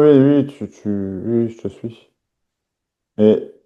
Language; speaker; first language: French; native; French